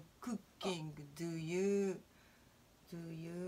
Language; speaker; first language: English; non-native, learner; Japanese